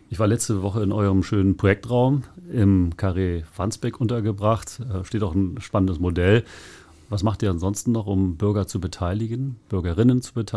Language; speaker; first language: German; native; German